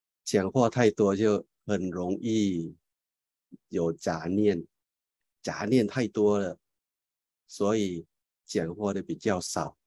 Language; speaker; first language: Chinese; non-native, fluent; Thai